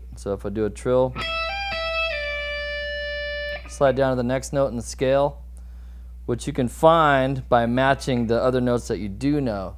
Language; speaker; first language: English; native; English